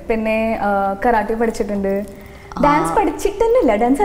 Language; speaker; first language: Malayalam; non-native, local second language; Hindi